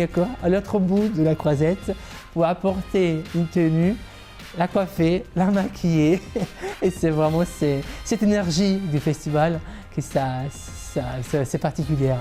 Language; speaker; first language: French; non-native, fluent; Italian